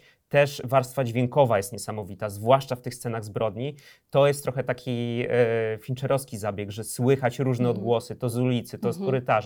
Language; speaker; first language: Polish; native; Polish